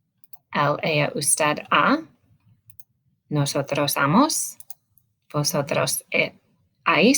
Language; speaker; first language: Spanish; non-native, learner; English